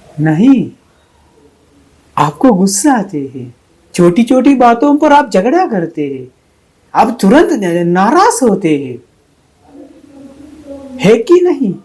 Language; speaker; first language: Hindi; non-native, fluent; Sinhala